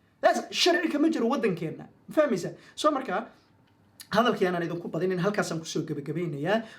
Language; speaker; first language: Somali; non-native, local second language; Maay